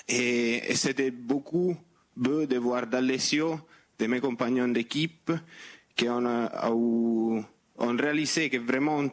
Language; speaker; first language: French; non-native, fluent; Italian